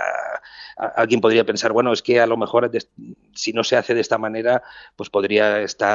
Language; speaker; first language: Spanish; native; Spanish